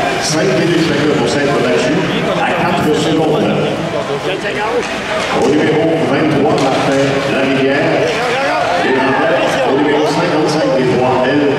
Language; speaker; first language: French; native; French